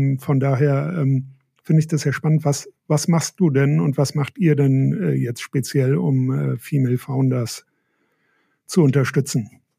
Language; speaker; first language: German; native; German